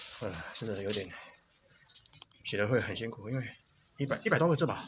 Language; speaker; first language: Chinese; native; Chinese